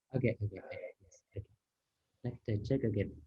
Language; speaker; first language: English; non-native, learner; Vietnamese